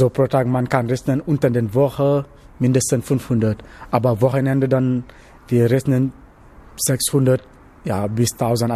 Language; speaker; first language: German; non-native, fluent; Wolof